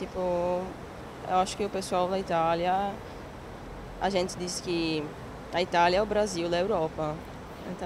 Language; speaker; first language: Portuguese; non-native, learner; Italian